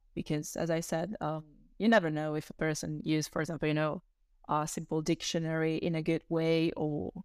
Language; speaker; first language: English; non-native, fluent; Italian